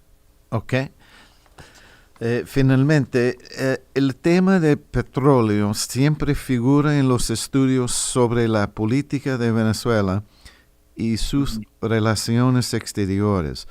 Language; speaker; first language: Spanish; non-native, fluent; English